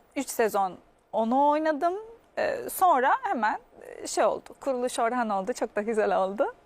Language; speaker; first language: Turkish; non-native, fluent; Arabic